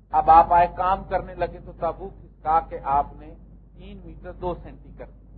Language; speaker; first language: Urdu; native; Urdu